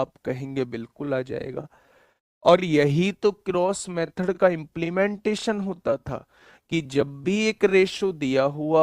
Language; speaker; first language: Hindi; native; Hindi